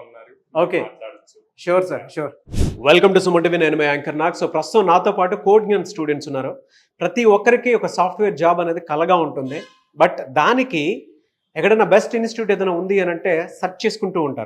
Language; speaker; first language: Telugu; native; Telugu